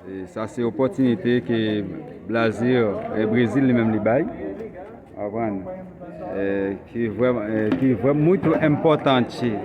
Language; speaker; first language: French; non-native, local second language; Haitian Creole